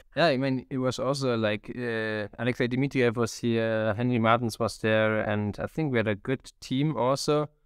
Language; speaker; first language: English; non-native, fluent; German